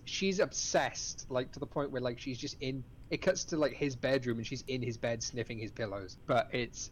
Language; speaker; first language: English; native; English